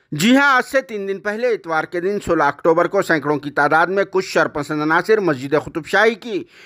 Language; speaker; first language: Hindi; non-native, local second language; Urdu